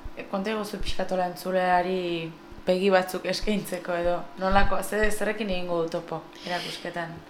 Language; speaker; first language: Basque; native; Basque